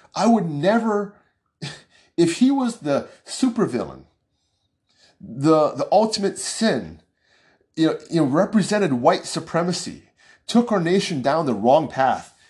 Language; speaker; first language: English; early bilingual, other home language; Chinese